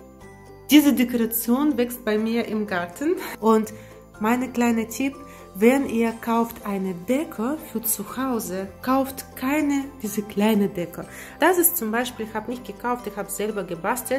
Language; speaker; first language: German; non-native, fluent; Russian